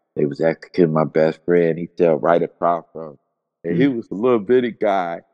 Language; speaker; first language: English; native; English